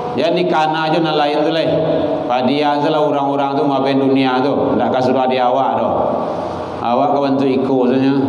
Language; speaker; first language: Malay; non-native, local second language; Minangkabau